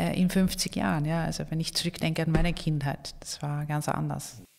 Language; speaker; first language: German; non-native, fluent; Swedish